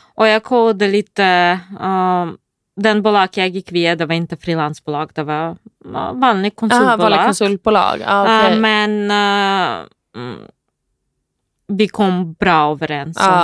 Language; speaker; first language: Swedish; non-native, fluent; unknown